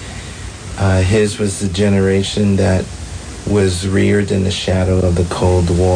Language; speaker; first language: English; native; English